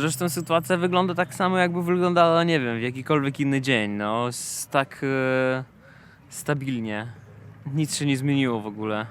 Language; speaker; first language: Polish; non-native, fluent; Russian